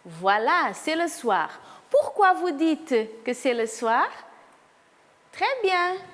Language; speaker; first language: French; non-native, fluent; Portuguese